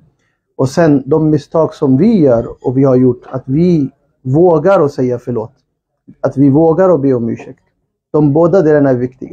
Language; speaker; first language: Swedish; non-native, fluent; Urdu